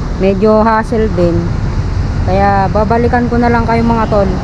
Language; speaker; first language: Filipino; native; Filipino